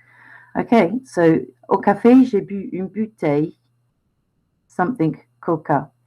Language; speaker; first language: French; non-native, fluent; English